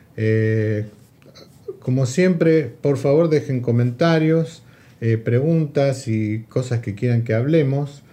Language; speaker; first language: Spanish; native; Spanish